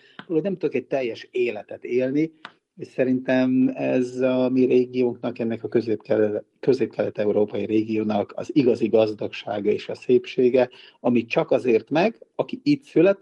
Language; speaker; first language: Hungarian; non-native, local second language; Serbian